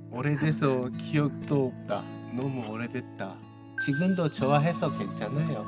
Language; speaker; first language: Korean; non-native, fluent; Japanese